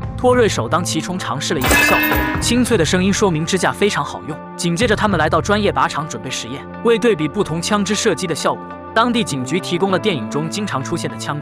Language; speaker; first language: Chinese; native; Chinese